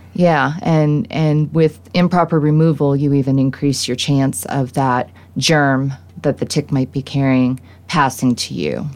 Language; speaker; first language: English; native; English